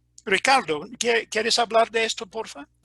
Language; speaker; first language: Spanish; non-native, fluent; English